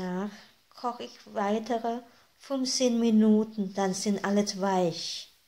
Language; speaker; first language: German; non-native, fluent; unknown